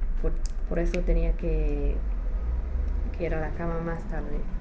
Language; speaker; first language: Spanish; non-native, learner; English